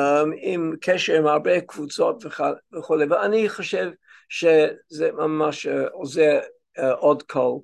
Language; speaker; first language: Hebrew; non-native, fluent; English